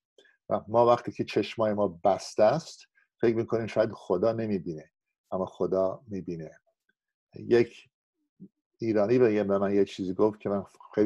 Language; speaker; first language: Persian; non-native, fluent; English